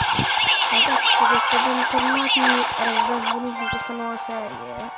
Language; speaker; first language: Italian; native; Italian